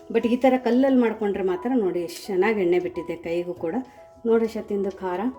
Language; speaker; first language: Kannada; non-native, local second language; Marathi